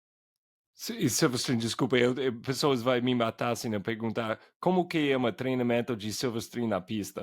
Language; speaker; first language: Portuguese; non-native, fluent; English